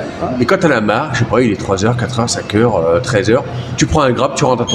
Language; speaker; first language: French; native; French